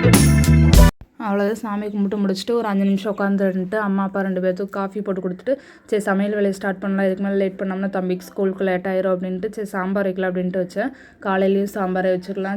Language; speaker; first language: Tamil; native; Tamil